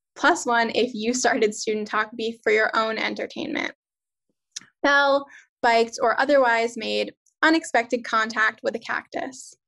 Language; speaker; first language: English; native; English